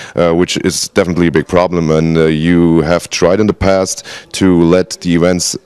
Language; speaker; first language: English; non-native, fluent; German